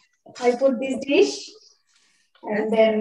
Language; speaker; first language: English; non-native, learner; Bangla